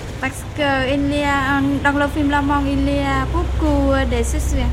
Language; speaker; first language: French; non-native, learner; Vietnamese